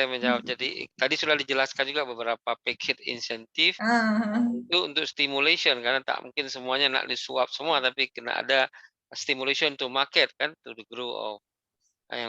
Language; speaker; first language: Malay; native; Malay